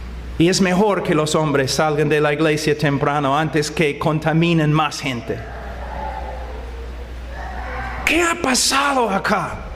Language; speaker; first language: Spanish; non-native, fluent; English